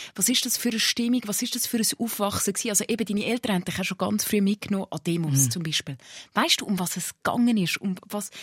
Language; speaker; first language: German; native; German